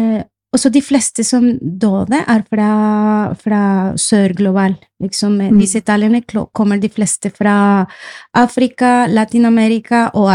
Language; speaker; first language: Norwegian; non-native, fluent; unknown